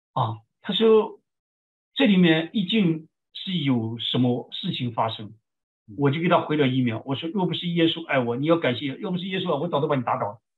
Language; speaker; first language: Chinese; native; Chinese